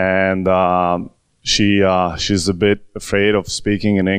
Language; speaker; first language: English; non-native, fluent; Hungarian